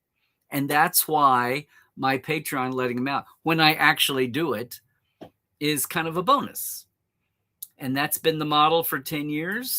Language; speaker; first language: English; native; English